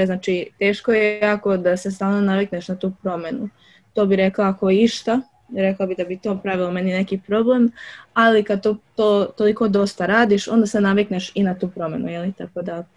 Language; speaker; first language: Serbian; early bilingual, other home language; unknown